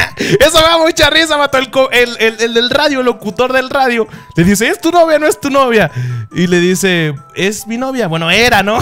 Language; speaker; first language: Spanish; early bilingual, other home language; Japanese